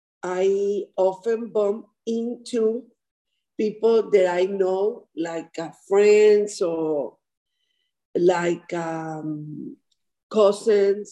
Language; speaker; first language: English; non-native, learner; Spanish